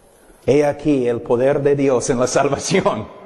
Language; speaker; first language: Spanish; non-native, fluent; English